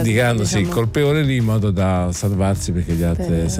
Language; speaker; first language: Italian; native; Italian